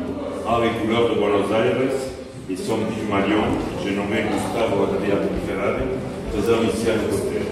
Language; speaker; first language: French; native; French